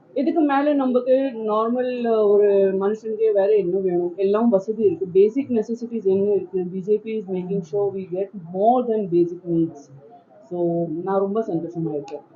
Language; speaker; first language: Tamil; non-native, local second language; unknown